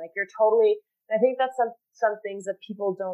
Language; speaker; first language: English; native; English